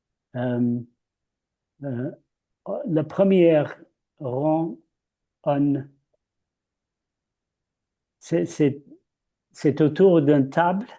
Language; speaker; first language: French; non-native, fluent; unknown